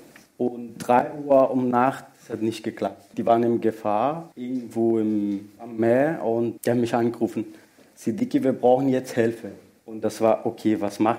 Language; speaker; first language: German; non-native, fluent; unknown